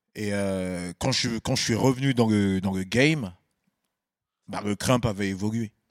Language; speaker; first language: French; early bilingual, other home language; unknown